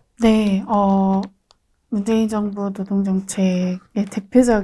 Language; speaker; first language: Korean; native; Korean